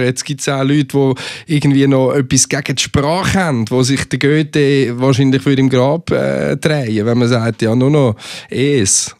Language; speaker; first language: German; native; German